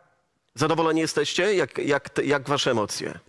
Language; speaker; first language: Polish; native; Polish